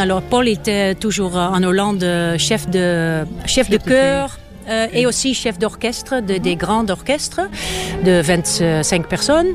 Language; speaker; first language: French; non-native, fluent; Dutch